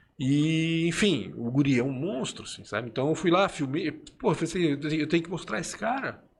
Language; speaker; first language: Portuguese; early bilingual, other home language; Spanish